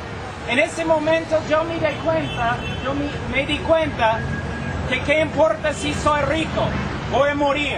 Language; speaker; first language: Spanish; non-native, fluent; English